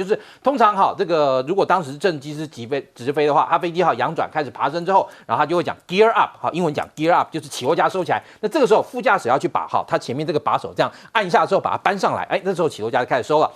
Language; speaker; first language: Chinese; native; Chinese